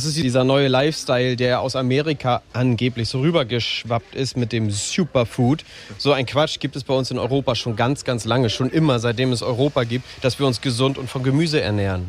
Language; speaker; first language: German; native; German